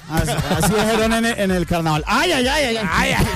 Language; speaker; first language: Spanish; native; Spanish